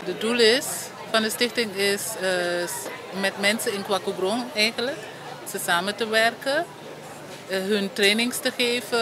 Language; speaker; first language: Dutch; non-native, local second language; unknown